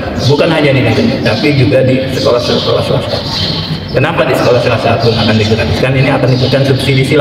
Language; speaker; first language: Indonesian; native; Indonesian